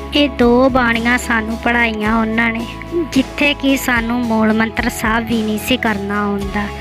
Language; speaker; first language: Punjabi; non-native, local second language; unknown